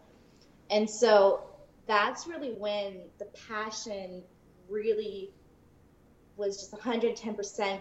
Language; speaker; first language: English; native; English